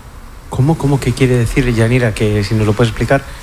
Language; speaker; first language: Spanish; native; Spanish